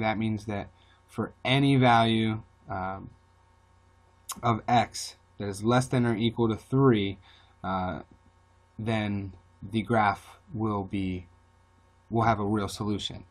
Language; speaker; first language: English; native; English